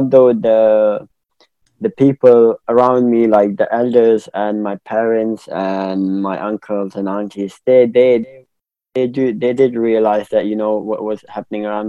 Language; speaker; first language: English; non-native, local second language; Pashto